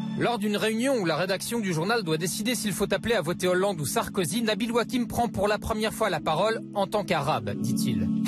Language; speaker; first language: French; native; French